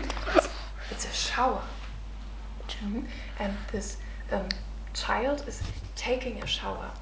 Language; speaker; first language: English; non-native, fluent; German